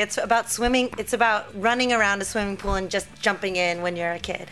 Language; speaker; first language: English; native; English